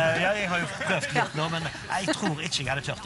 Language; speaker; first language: Norwegian; native; Norwegian